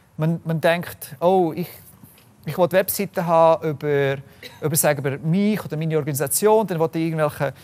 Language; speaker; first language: German; non-native, fluent; English